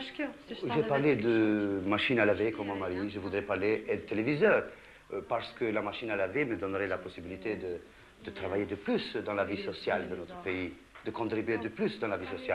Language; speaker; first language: French; non-native, fluent; Albanian